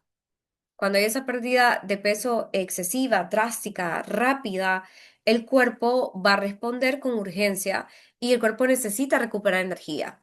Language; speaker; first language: Spanish; native; Spanish